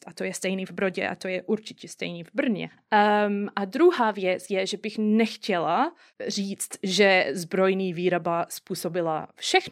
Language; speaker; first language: Czech; non-native, fluent; English